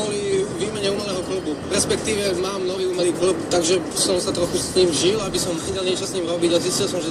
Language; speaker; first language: Slovak; native; Slovak